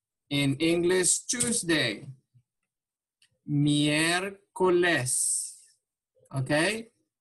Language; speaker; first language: English; non-native, local second language; Filipino